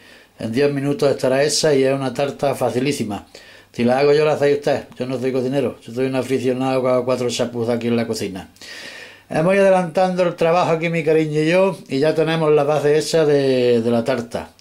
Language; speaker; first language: Spanish; native; Spanish